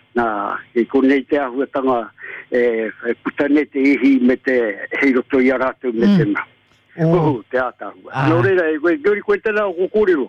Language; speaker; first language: Māori; native; Māori